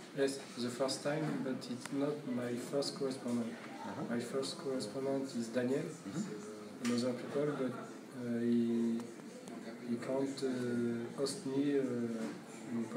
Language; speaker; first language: English; non-native, learner; French